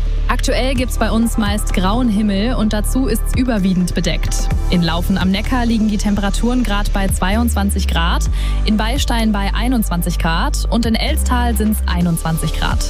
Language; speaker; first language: German; native; German